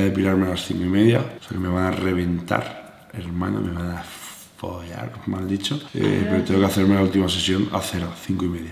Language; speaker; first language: Spanish; native; Spanish